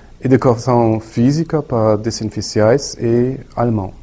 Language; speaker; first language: Portuguese; non-native, learner; German